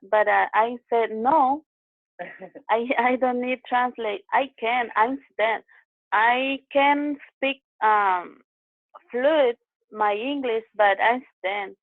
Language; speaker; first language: English; non-native, learner; Spanish